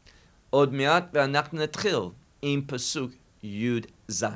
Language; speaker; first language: Hebrew; non-native, fluent; English